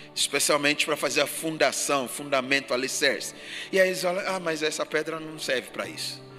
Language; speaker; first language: Portuguese; non-native, fluent; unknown